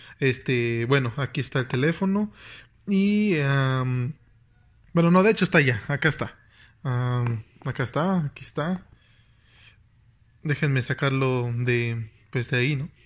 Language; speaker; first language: Spanish; native; Spanish